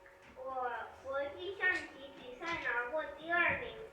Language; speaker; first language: Chinese; non-native, learner; Russian